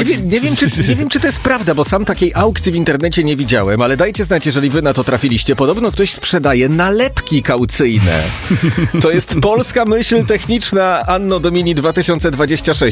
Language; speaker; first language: Polish; native; Polish